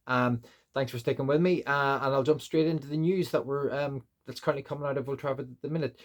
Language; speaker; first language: English; native; English